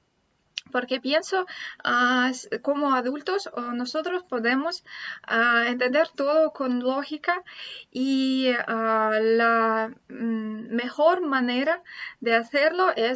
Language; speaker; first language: Spanish; non-native, fluent; Russian